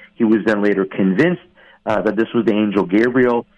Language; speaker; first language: English; non-native, fluent; Persian